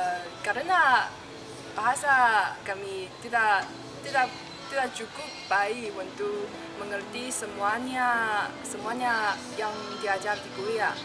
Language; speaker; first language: Indonesian; non-native, learner; Chinese